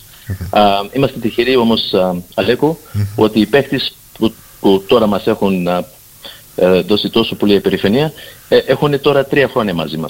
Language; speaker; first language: Greek; early bilingual, heritage; Greek